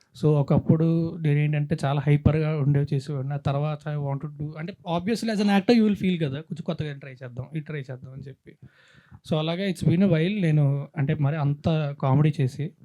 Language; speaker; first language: Telugu; native; Telugu